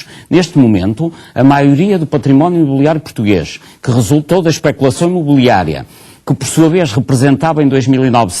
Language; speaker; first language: Portuguese; native; Portuguese